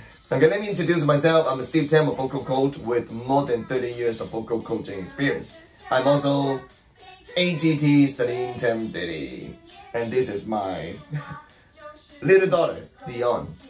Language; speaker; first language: English; non-native, local second language; Cantonese